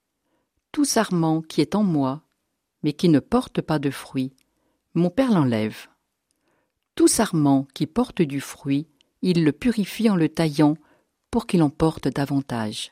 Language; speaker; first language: French; native; French